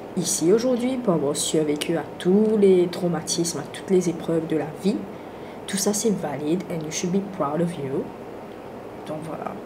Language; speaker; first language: French; non-native, local second language; Morisyen